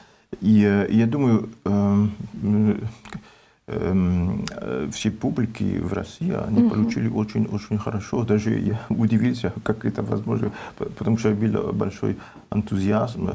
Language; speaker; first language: Russian; non-native, learner; French